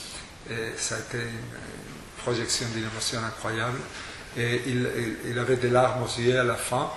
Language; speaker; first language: French; non-native, fluent; Spanish